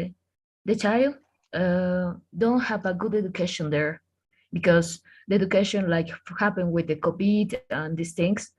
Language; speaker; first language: English; non-native, learner; Spanish